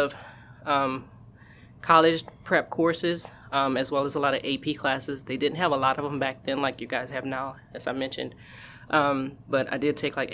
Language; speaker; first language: English; native; English